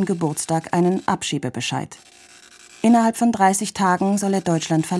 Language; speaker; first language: German; native; German